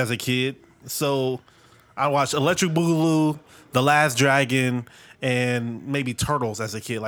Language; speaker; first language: English; native; English